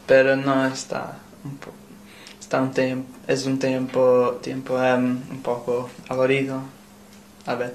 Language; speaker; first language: Spanish; non-native, learner; English